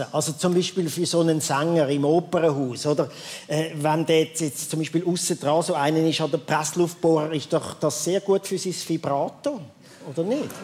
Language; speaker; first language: German; native; German